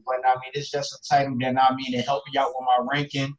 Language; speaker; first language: English; native; English